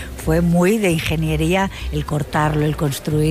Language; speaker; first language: Spanish; non-native, local second language; Catalan